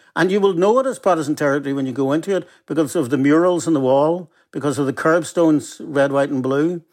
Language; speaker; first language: English; native; English